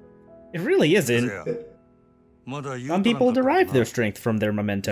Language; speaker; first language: English; native; English